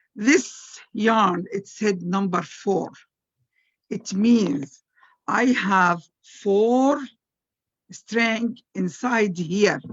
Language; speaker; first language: English; non-native, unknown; Arabic